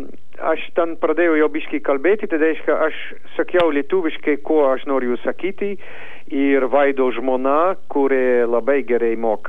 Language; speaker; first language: Lithuanian; non-native, learner; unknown